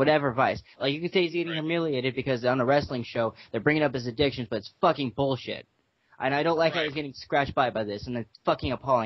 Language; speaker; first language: English; native; English